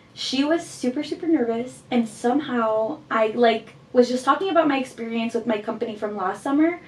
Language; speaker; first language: English; early bilingual, heritage; Spanish